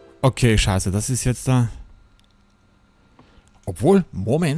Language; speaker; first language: German; native; German